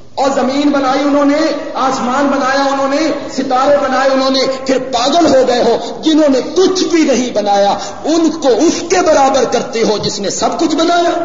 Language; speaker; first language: Urdu; non-native, local second language; Punjabi